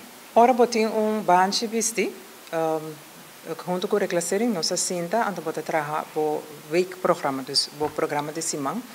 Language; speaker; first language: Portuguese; non-native, learner; Papiamento